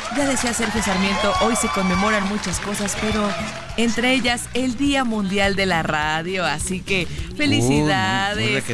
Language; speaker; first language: Spanish; native; Spanish